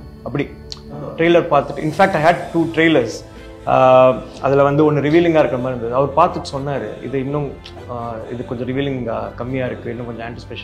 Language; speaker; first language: Tamil; native; Tamil